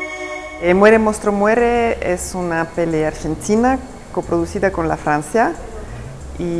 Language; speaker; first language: Spanish; non-native, fluent; Italian